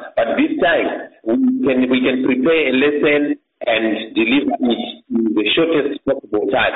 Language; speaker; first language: English; non-native, local second language; Shona